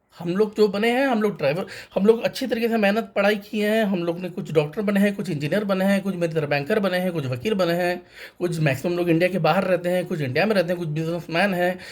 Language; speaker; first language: Hindi; non-native, local second language; Tamil